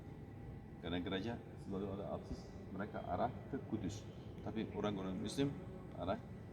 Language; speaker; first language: Indonesian; non-native, learner; Turkish